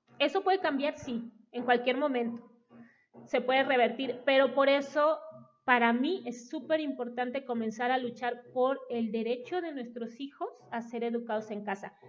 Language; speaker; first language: Spanish; native; Spanish